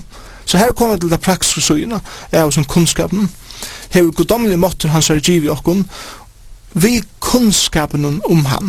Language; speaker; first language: Norwegian; non-native, learner; Faroese